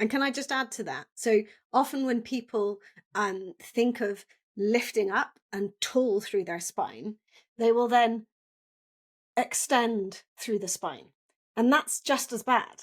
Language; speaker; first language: English; native; English